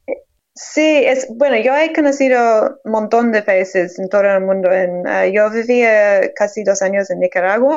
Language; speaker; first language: Spanish; non-native, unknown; English